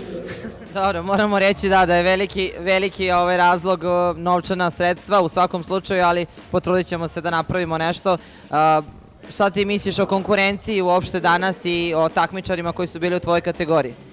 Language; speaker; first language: Bosnian; native; Bosnian